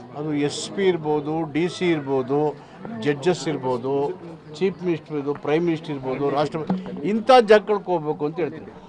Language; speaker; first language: Kannada; native; Kannada